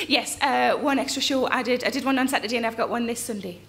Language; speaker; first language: English; native; English